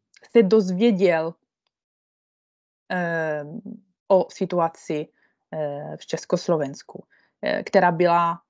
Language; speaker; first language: Czech; non-native, fluent; Italian